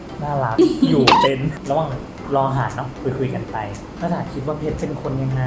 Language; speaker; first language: Thai; native; Thai